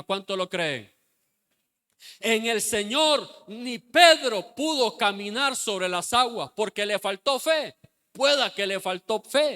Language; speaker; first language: Spanish; native; Spanish